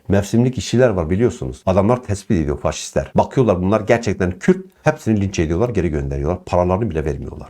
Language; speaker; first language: Turkish; non-native, local second language; Kurdish